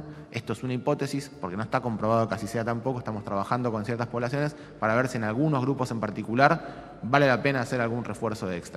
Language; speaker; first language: Spanish; native; Spanish